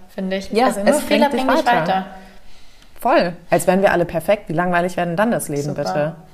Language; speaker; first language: German; early bilingual, heritage; German